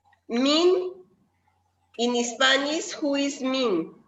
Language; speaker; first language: English; non-native, learner; Spanish